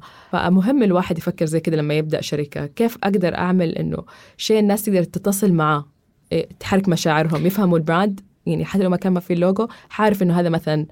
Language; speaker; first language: Arabic; native; Arabic